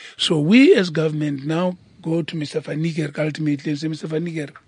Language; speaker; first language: English; non-native, local second language; Southern Sotho